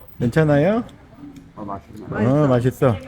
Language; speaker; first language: Korean; non-native, learner; Thai